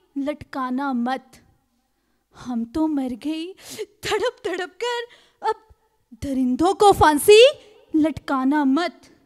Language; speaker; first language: Hindi; native; Hindi